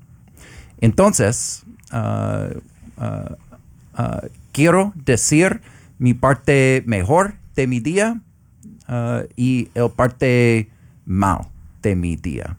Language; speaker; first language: Spanish; non-native, learner; English